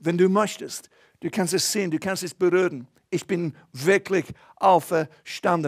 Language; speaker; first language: German; non-native, fluent; English